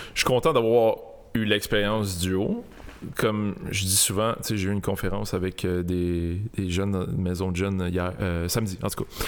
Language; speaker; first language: French; native; French